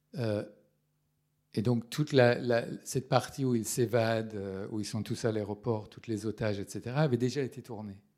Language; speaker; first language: French; non-native, fluent; Persian